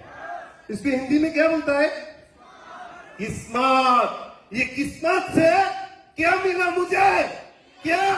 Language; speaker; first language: Hindi; non-native, learner; Bangla